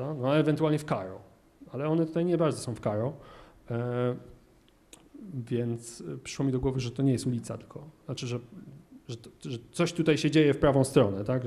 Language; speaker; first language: Polish; native; Polish